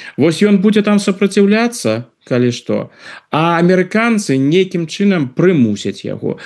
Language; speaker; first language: Belarusian; non-native, local second language; Russian